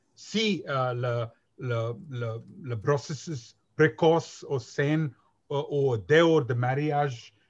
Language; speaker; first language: French; non-native, learner; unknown